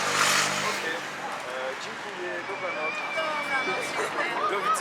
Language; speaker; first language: Polish; non-native, learner; French